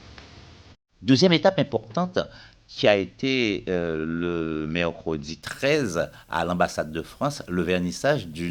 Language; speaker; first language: French; native; French